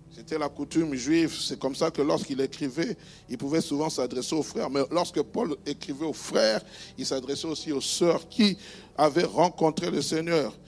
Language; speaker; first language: French; non-native, local second language; Luba-Lulua